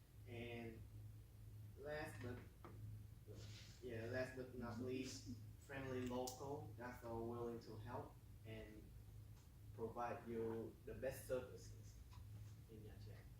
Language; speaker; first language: English; non-native, learner; Vietnamese